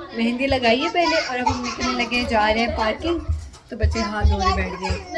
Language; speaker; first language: Urdu; native; Urdu